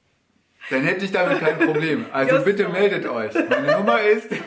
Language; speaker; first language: German; native; German